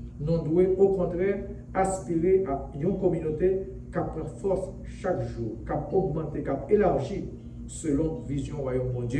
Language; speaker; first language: French; non-native, local second language; Haitian Creole